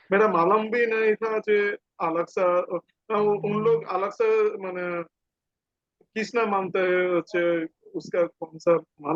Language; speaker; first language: Hindi; non-native, local second language; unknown